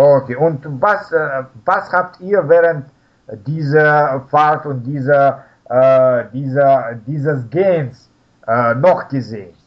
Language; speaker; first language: German; non-native, learner; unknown